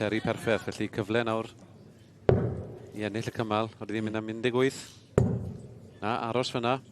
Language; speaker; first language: Welsh; native; Welsh